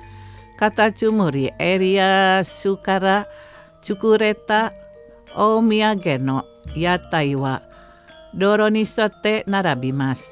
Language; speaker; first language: Japanese; non-native, fluent; Indonesian